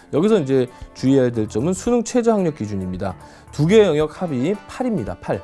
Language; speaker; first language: Korean; native; Korean